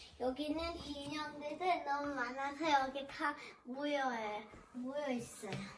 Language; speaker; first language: Korean; early bilingual, heritage; Korean